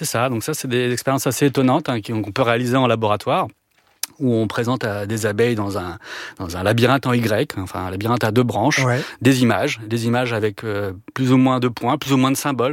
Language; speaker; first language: French; native; French